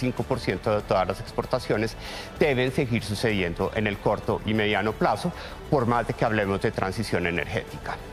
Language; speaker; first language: Spanish; native; Spanish